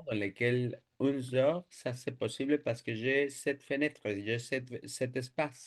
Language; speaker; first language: French; non-native, fluent; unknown